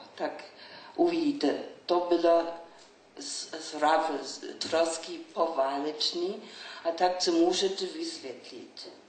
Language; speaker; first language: Czech; non-native, learner; German